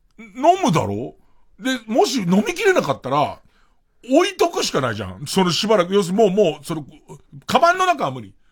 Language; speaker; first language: Japanese; native; Japanese